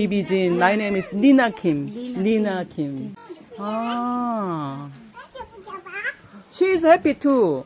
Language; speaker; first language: English; non-native, learner; Korean